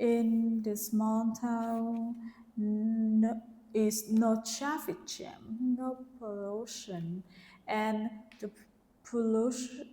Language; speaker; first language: English; non-native, learner; Vietnamese